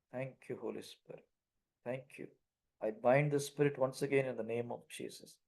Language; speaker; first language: English; non-native, local second language; Tamil